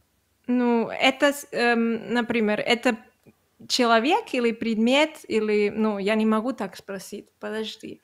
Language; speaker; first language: Russian; non-native, learner; Catalan